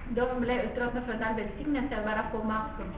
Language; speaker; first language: Swedish; non-native, fluent; Spanish